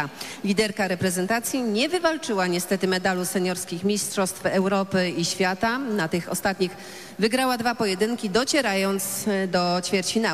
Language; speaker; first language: Polish; native; Polish